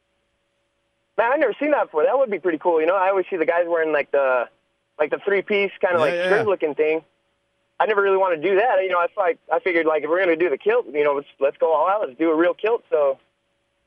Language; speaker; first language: English; native; English